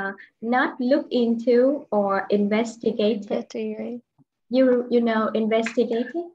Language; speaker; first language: English; non-native, fluent; Vietnamese